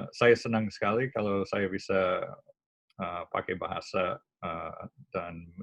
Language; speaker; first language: Indonesian; non-native, fluent; English